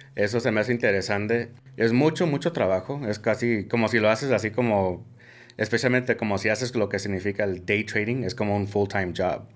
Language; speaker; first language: Spanish; early bilingual, heritage; Spanish